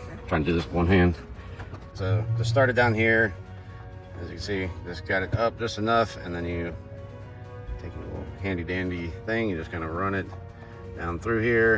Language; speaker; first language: English; native; English